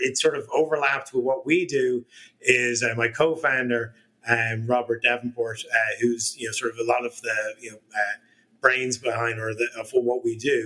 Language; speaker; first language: English; native; English